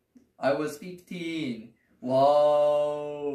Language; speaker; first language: English; non-native, learner; Korean